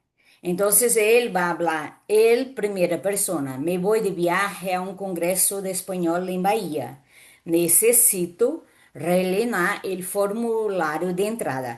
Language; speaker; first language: Spanish; non-native, fluent; Portuguese